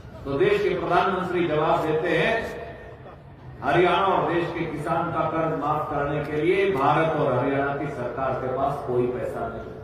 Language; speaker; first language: Hindi; native; Hindi